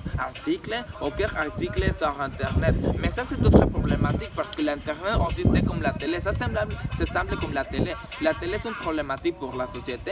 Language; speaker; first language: French; non-native, learner; Spanish